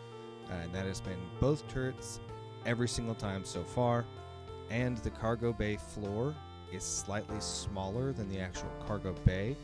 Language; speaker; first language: English; native; English